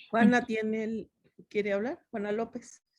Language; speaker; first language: Spanish; native; Spanish